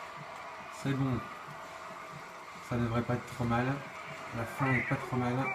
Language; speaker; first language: French; native; French